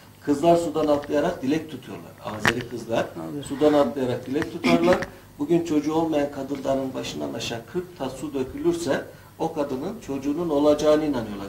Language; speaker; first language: Turkish; native; Turkish